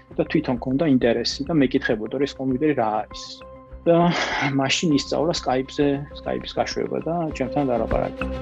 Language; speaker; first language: Georgian; native; Georgian